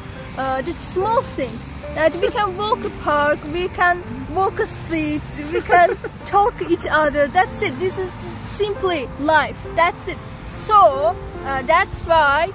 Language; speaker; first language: English; non-native, learner; Azerbaijani